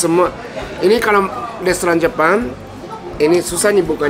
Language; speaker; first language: Indonesian; non-native, fluent; Japanese